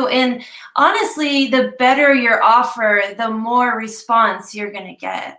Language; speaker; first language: English; native; English